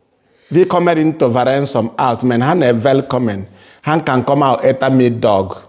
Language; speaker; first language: Swedish; non-native, fluent; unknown